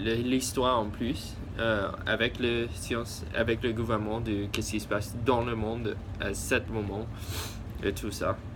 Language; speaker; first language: French; early bilingual, heritage; English